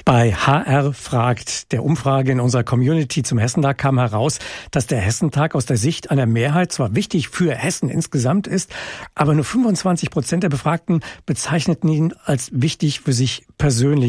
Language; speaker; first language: German; native; German